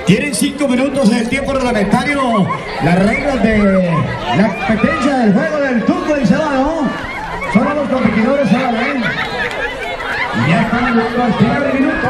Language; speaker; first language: Spanish; native; Spanish